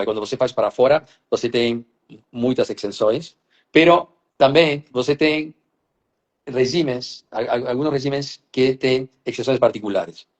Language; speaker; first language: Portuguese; non-native, fluent; Spanish